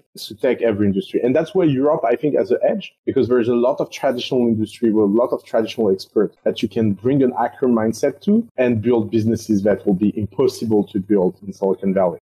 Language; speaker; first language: English; non-native, fluent; French